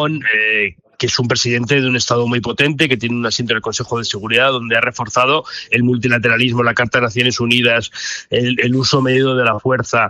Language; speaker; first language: Spanish; native; Spanish